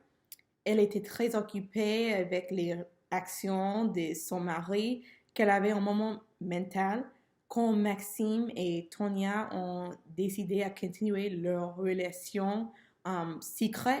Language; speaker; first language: French; non-native, learner; English